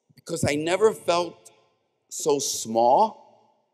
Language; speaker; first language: English; native; English